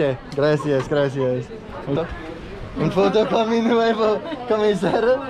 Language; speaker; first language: Spanish; non-native, learner; English